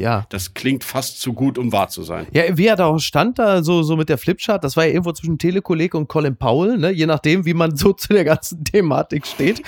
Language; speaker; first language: German; native; German